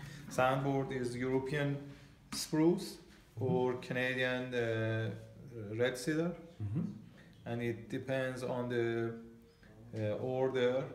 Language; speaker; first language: English; non-native, learner; Persian